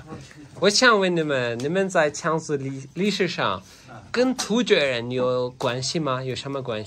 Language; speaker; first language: Chinese; non-native, learner; Turkish